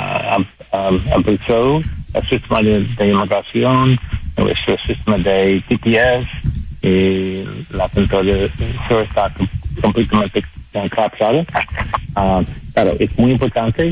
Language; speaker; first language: Spanish; non-native, learner; English